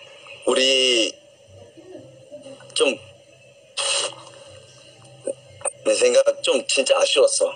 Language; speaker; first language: Korean; non-native, fluent; English